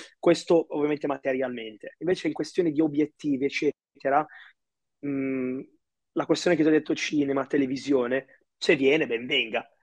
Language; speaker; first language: Italian; early bilingual, other home language; Arabic